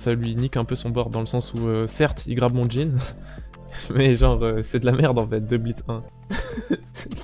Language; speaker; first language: French; native; French